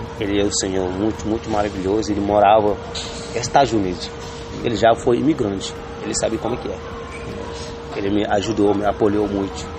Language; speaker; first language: Portuguese; non-native, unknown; Wolof